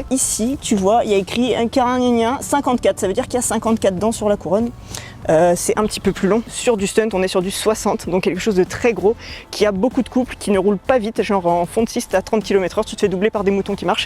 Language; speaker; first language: French; native; French